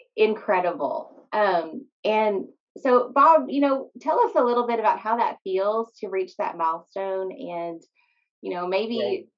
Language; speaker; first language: English; native; English